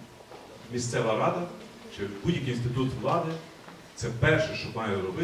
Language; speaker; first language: Ukrainian; native; Ukrainian